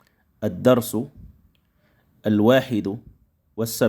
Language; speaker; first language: Arabic; non-native, fluent; Indonesian